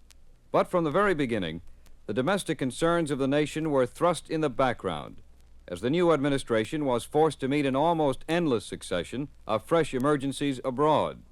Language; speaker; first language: English; native; English